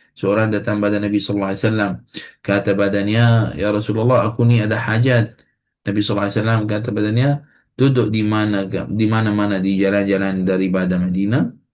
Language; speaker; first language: Malay; non-native, fluent; Arabic